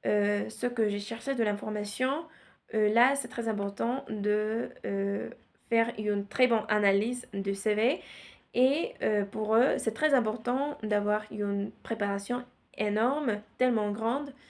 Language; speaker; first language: French; non-native, learner; Spanish